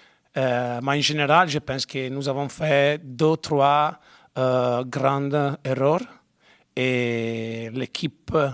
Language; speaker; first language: French; non-native, learner; Spanish